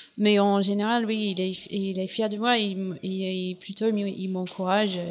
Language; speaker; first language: French; non-native, fluent; English